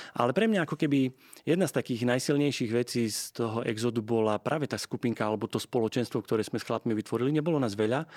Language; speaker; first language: Slovak; native; Slovak